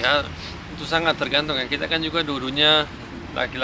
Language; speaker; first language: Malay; early bilingual, other home language; German